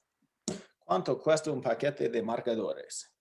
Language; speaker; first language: Spanish; non-native, fluent; English